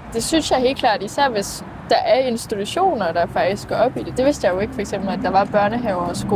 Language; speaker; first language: Danish; native; Danish